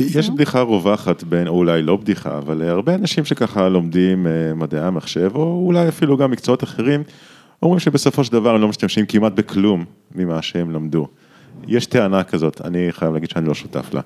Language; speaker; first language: Hebrew; native; Hebrew